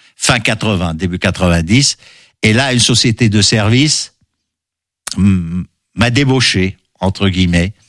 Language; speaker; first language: French; non-native, local second language; Arabic